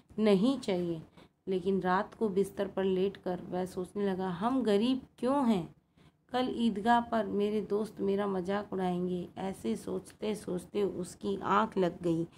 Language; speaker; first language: Hindi; native; Hindi